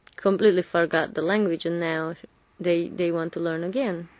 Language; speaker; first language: English; non-native, fluent; Hungarian